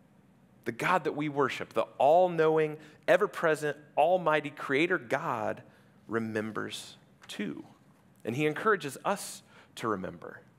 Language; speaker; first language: English; native; English